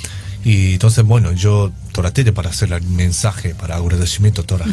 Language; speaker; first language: Spanish; non-native, learner; Japanese